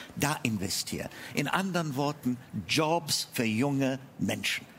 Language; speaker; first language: German; non-native, fluent; Amharic